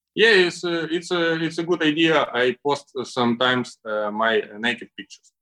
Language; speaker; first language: English; non-native, learner; Ukrainian